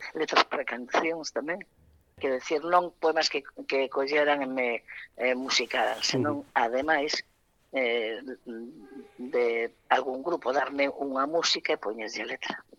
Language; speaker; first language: Galician; non-native, local second language; Spanish